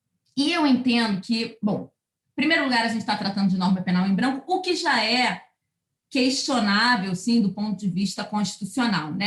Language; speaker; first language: Portuguese; native; Portuguese